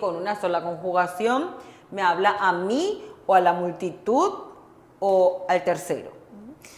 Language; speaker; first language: Spanish; non-native, fluent; Korean